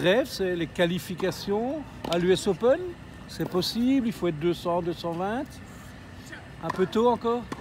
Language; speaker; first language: French; native; French